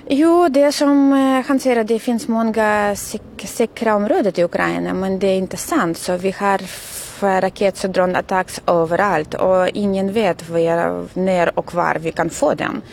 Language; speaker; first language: Swedish; non-native, fluent; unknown